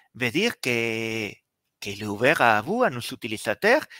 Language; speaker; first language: French; native; French